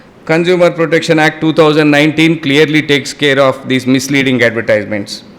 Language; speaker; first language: English; non-native, local second language; Telugu